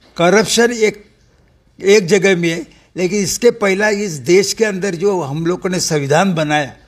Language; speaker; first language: Hindi; non-native, local second language; Marathi